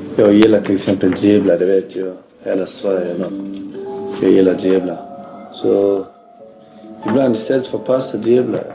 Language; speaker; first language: Swedish; early bilingual, other home language; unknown